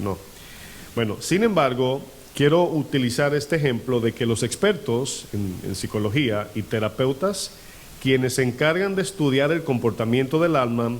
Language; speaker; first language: Spanish; native; Spanish